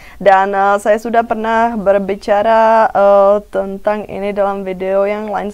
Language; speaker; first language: Indonesian; non-native, fluent; Czech